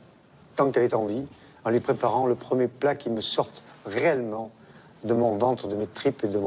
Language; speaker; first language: French; native; French